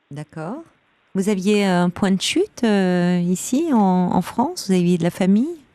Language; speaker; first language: French; native; French